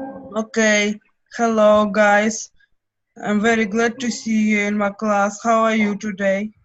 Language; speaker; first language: English; non-native, fluent; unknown